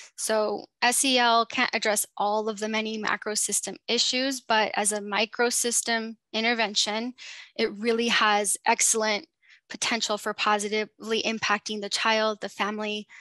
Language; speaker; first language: English; native; English